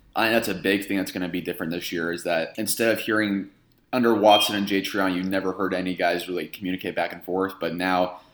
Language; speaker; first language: English; native; English